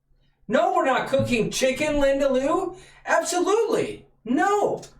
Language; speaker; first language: English; native; English